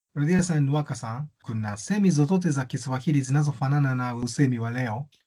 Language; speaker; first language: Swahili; non-native, fluent; Japanese